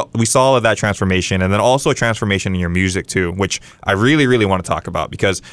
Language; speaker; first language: English; native; English